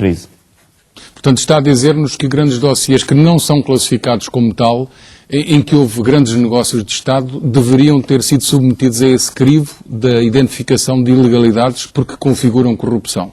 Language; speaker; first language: Portuguese; native; Portuguese